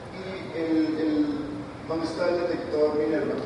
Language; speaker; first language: Spanish; native; Spanish